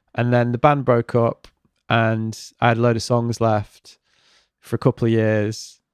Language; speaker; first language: English; native; English